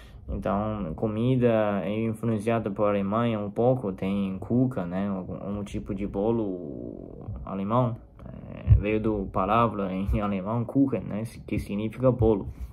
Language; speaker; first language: Portuguese; non-native, fluent; Chinese